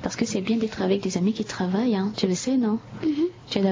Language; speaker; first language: French; native; French